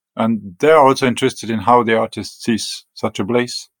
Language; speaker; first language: English; non-native, fluent; German